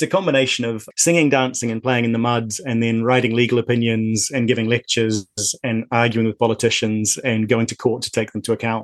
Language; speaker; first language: English; native; English